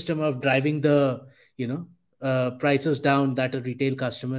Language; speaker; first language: English; non-native, local second language; Hindi